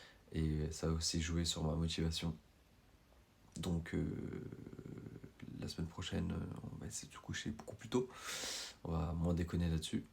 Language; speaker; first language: French; native; French